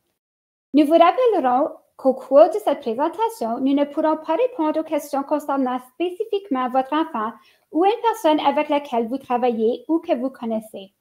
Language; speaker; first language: French; native; French